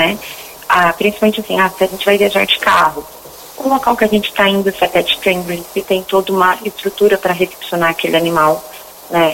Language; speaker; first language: Portuguese; native; Portuguese